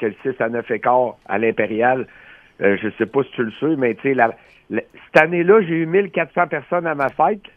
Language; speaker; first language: French; native; French